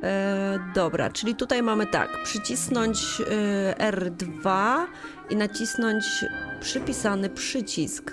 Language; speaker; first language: Polish; native; Polish